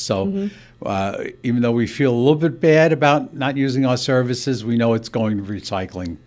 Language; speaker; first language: English; native; English